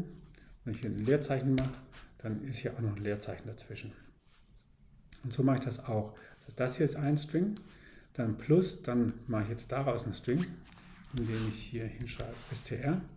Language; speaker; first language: German; native; German